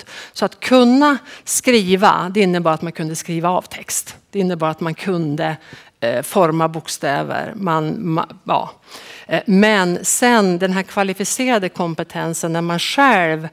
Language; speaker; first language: Swedish; native; Swedish